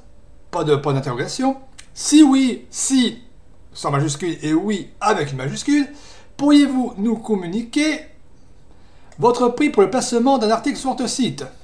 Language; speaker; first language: French; native; French